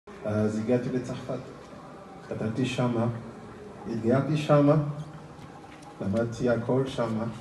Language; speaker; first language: Hebrew; non-native, learner; French